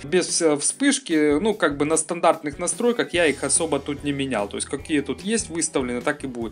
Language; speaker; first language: Russian; native; Russian